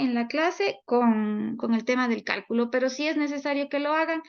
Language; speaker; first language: Spanish; native; Spanish